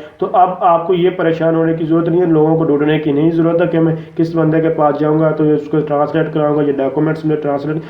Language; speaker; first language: Urdu; non-native, local second language; Punjabi